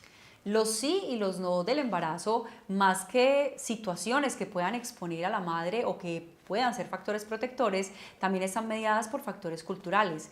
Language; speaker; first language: Spanish; native; Spanish